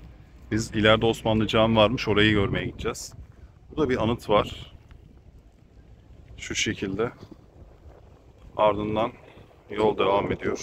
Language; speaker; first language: Turkish; native; Turkish